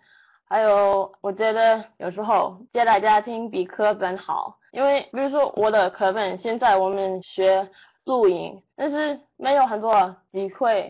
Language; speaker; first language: Chinese; early bilingual, heritage; Chinese